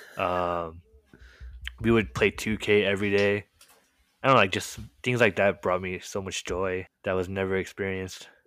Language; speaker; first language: English; early bilingual, other home language; Korean